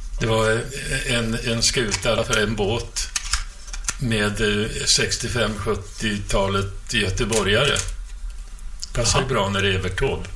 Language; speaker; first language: Swedish; native; Swedish